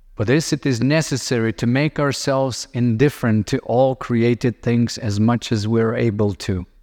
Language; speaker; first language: English; non-native, fluent; Lithuanian